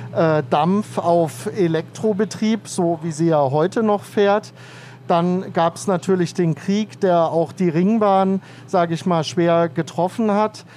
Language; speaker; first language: German; native; German